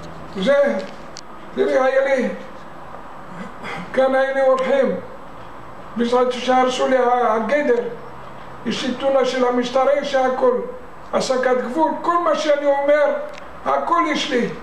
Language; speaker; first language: Hebrew; non-native, fluent; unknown